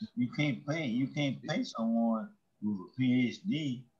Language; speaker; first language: English; native; English